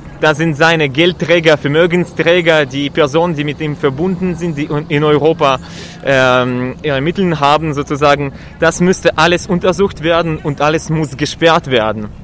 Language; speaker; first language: German; non-native, fluent; Russian